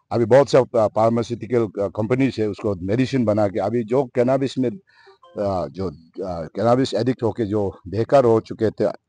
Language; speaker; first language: Hindi; non-native, local second language; Nyishi